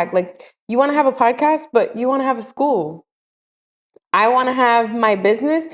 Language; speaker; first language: English; native; English